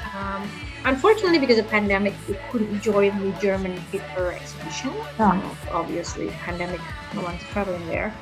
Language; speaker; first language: English; early bilingual, other home language; Indonesian